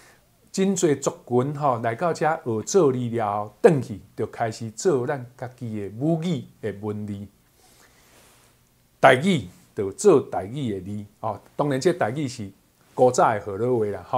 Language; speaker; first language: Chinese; non-native, local second language; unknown